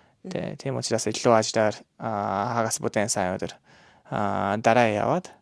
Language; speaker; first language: Mongolian; non-native, learner; Japanese